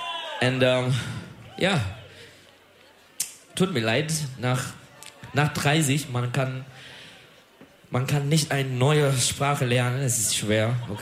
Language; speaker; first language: German; non-native, learner; Turkish